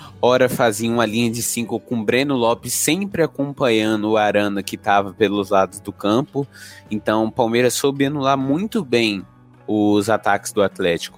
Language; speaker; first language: Portuguese; native; Portuguese